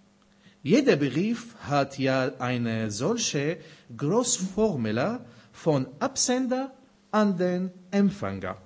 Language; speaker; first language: German; non-native, fluent; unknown